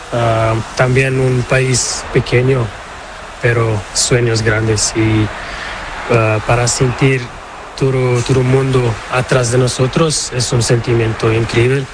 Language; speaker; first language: Spanish; non-native, local second language; Portuguese